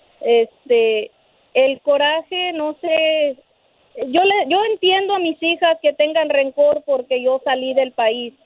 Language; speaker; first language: Spanish; native; Spanish